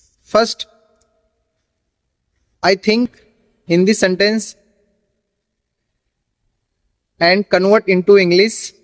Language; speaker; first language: English; non-native, learner; Hindi